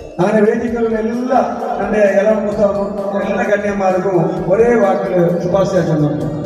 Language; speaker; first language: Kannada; non-native, local second language; Malayalam